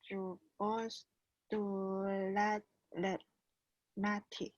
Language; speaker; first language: French; non-native, learner; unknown